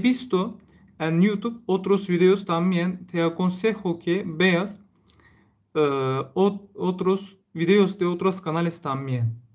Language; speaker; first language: Spanish; non-native, learner; Turkish